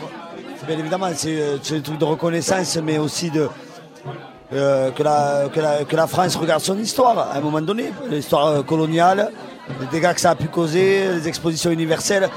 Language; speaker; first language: French; native; French